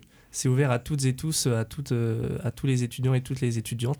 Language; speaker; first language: French; native; French